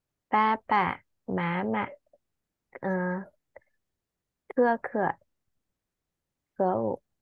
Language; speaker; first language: Chinese; non-native, learner; Vietnamese